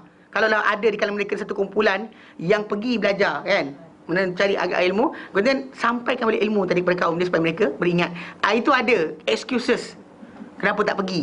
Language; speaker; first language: Malay; native; Malay